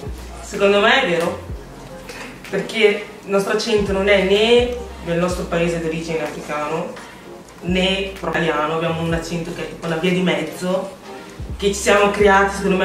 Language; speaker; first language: Italian; early bilingual, other home language; English